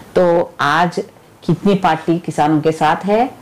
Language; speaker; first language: Hindi; non-native, local second language; Telugu